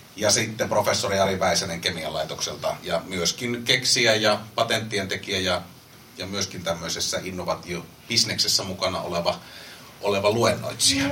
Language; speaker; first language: Finnish; native; Finnish